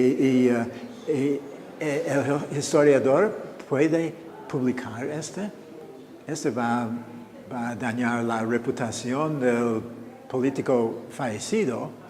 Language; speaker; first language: Spanish; non-native, fluent; English